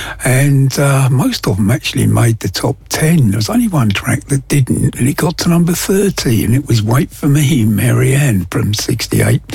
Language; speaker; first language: English; native; English